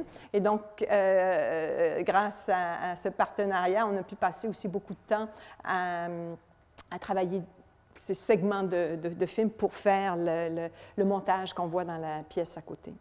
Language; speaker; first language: French; native; French